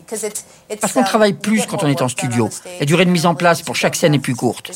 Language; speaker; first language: French; native; French